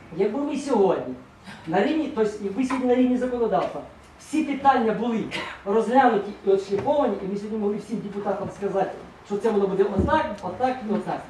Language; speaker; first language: Ukrainian; native; Ukrainian